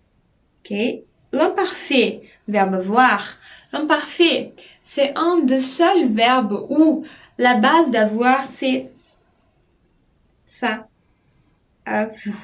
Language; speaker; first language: French; non-native, fluent; Portuguese